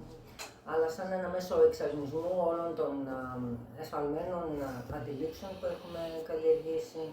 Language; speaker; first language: Greek; native; Greek